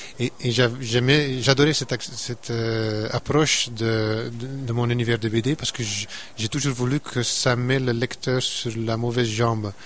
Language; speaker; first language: French; non-native, local second language; Dutch